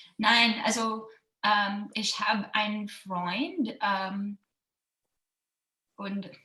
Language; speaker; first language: German; non-native, learner; Filipino